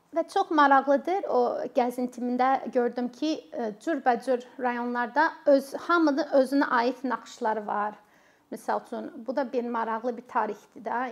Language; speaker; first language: Azerbaijani; non-native, fluent; English